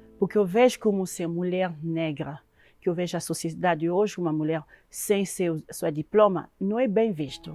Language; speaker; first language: Portuguese; non-native, fluent; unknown